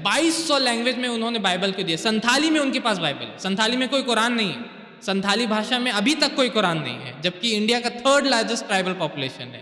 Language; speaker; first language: Urdu; native; Urdu